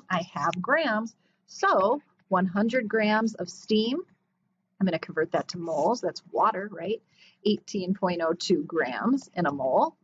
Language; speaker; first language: English; native; English